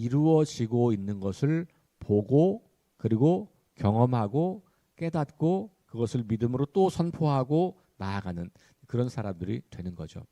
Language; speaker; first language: Korean; native; Korean